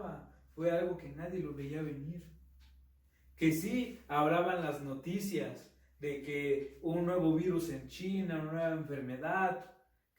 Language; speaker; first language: Spanish; native; Spanish